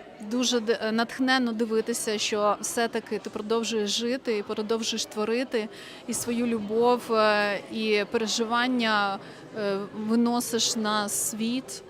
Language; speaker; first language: Ukrainian; native; Ukrainian